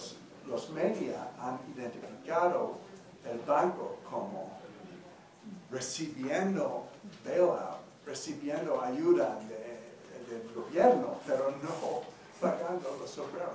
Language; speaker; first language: Spanish; non-native, learner; English